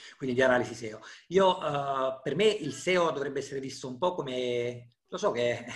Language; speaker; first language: Italian; native; Italian